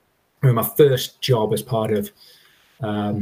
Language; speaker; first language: English; native; English